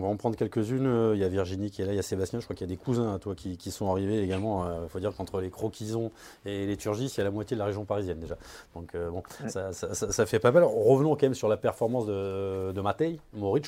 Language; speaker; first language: French; native; French